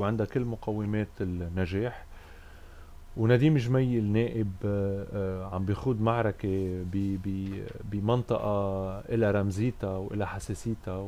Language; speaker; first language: Arabic; native; Arabic